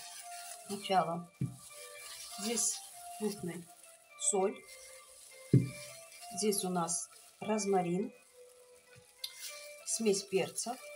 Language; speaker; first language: Russian; non-native, fluent; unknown